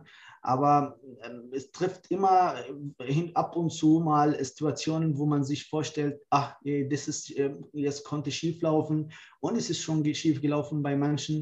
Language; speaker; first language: German; non-native, fluent; Kurdish